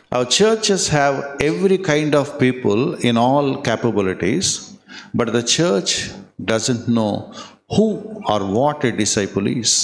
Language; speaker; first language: English; non-native, local second language; Telugu